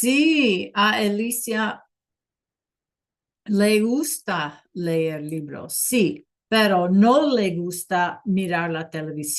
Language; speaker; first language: Spanish; non-native, fluent; English